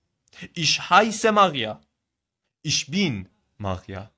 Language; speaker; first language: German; non-native, fluent; Persian